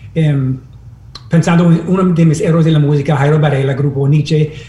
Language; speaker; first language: Spanish; non-native, fluent; English